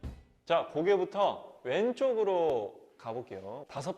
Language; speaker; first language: Korean; native; Korean